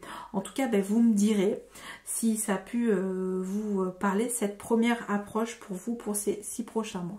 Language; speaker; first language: French; native; French